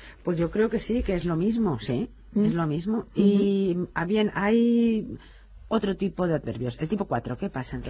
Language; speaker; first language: Spanish; native; Spanish